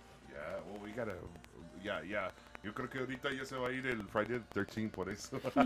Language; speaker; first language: Spanish; early bilingual, heritage; Spanish